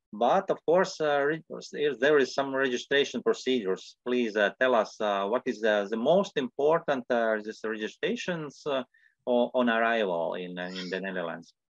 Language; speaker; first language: English; non-native, fluent; Latvian